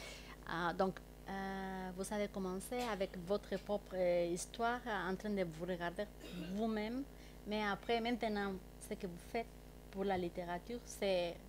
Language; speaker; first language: French; non-native, fluent; Spanish